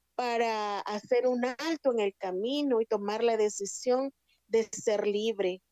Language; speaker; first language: Spanish; native; Spanish